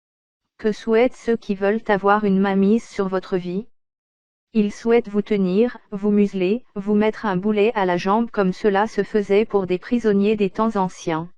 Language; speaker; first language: French; native; French